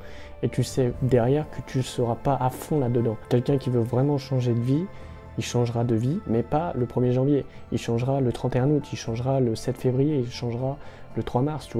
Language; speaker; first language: French; native; French